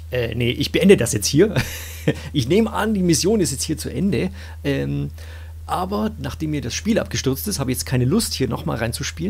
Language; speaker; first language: German; native; German